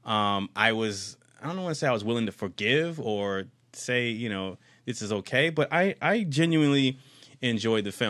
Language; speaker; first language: English; native; English